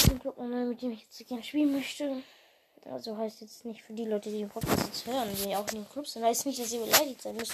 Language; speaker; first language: German; native; German